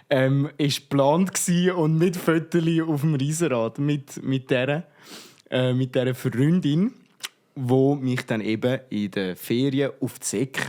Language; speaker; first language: German; native; German